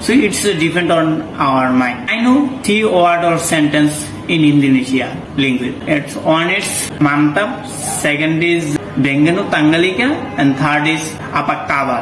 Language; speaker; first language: English; non-native, learner; Bangla